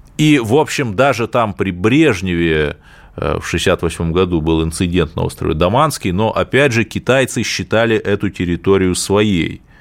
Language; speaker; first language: Russian; native; Russian